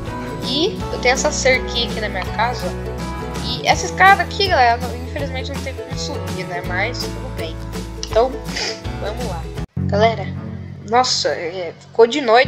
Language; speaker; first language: Portuguese; native; Portuguese